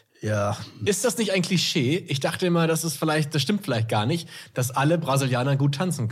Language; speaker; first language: German; native; German